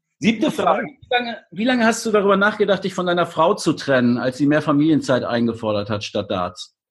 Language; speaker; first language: German; native; German